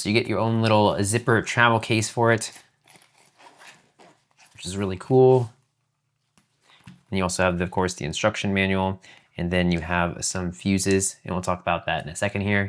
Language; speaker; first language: English; native; English